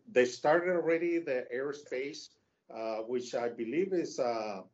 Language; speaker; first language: English; non-native, fluent; Spanish